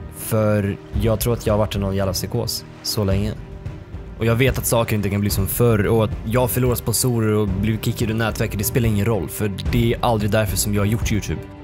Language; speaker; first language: Swedish; early bilingual, other home language; Russian